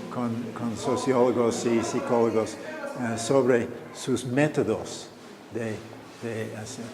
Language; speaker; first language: Spanish; non-native, fluent; English